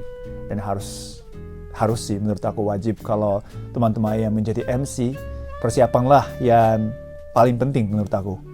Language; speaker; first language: Indonesian; non-native, fluent; Japanese